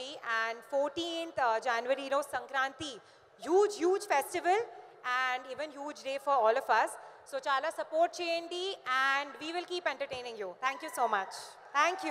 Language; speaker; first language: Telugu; non-native, learner; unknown